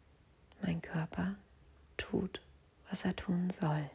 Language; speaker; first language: German; native; German